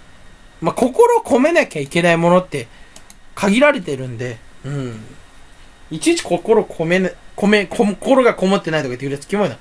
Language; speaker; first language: Japanese; native; Japanese